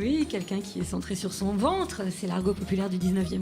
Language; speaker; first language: French; native; French